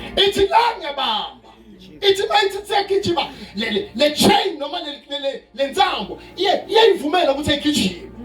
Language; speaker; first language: Zulu; non-native, local second language; Swati